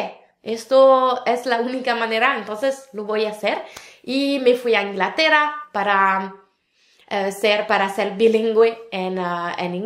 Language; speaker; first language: Spanish; non-native, fluent; French